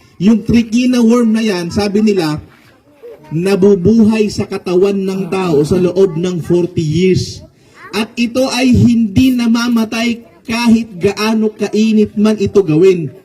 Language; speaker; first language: Filipino; non-native, local second language; Waray